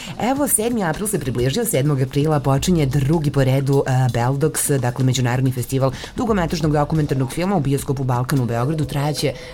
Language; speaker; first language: Serbian; native; Serbian